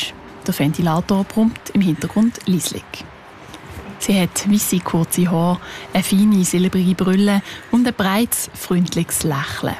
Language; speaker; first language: German; native; German